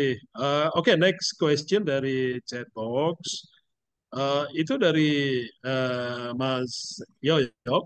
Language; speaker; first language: Indonesian; native; Indonesian